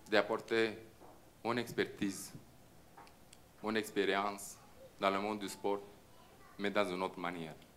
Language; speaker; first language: French; non-native, fluent; Romanian